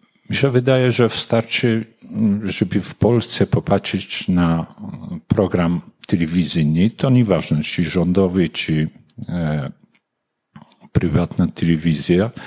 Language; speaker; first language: Polish; non-native, fluent; Kurdish